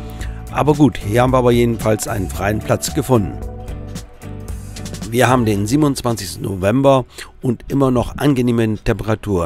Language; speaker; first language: German; native; German